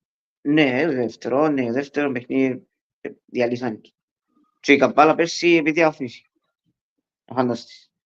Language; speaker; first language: Greek; early bilingual, heritage; Greek